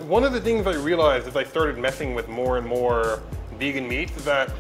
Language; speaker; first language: English; native; English